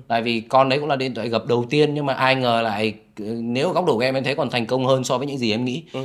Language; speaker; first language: Vietnamese; native; Vietnamese